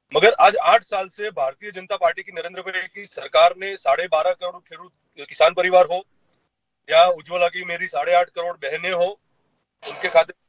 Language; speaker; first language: Hindi; non-native, local second language; Gujarati